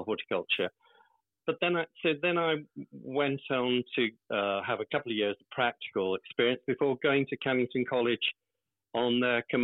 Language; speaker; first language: English; native; English